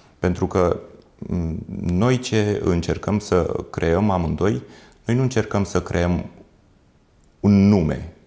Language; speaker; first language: Romanian; native; Romanian